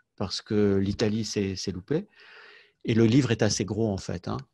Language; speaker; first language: French; native; French